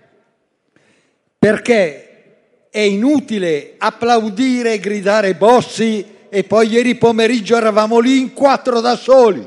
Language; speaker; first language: Italian; native; Italian